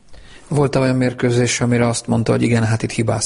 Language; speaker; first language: Hungarian; native; Hungarian